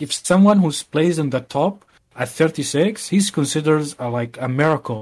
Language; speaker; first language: English; non-native, fluent; Arabic